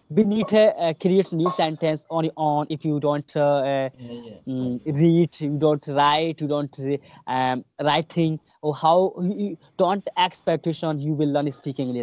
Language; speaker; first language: English; non-native, learner; Hindi